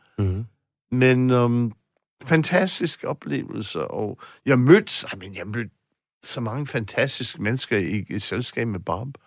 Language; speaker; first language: Danish; non-native, fluent; English